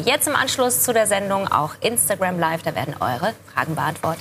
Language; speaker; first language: German; native; German